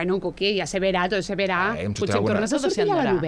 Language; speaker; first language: Catalan; native; Catalan